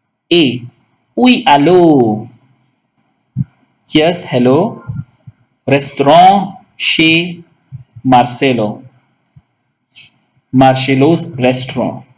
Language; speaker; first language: French; non-native, local second language; Hindi